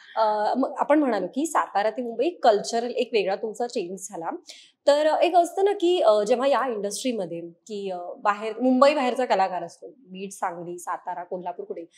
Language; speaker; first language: Marathi; native; Marathi